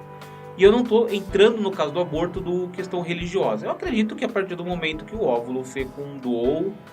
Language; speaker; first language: Portuguese; native; Portuguese